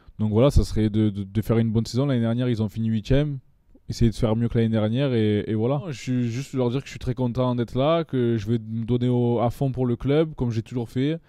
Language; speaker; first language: French; native; French